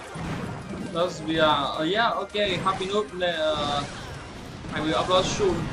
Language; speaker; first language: English; non-native, learner; Vietnamese